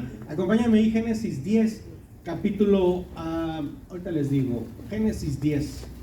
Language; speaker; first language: Spanish; native; Spanish